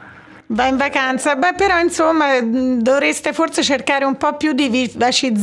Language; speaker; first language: Italian; native; Italian